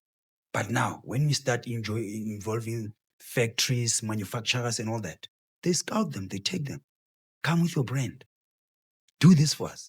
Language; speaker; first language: English; non-native, local second language; Southern Sotho